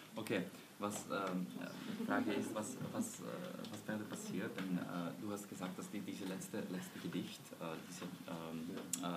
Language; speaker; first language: German; non-native, learner; Slovenian